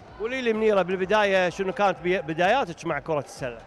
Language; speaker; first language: Arabic; native; Arabic